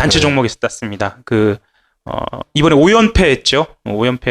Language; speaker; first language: Korean; native; Korean